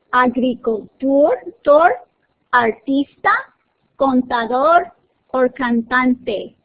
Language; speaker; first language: Spanish; non-native, fluent; English